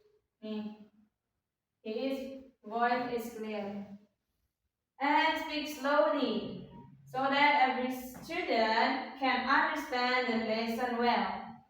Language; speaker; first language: English; non-native, fluent; Indonesian